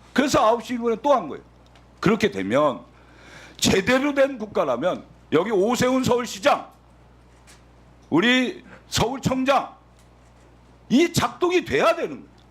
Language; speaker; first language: Korean; native; Korean